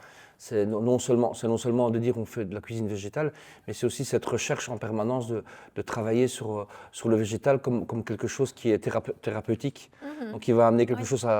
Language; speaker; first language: French; native; French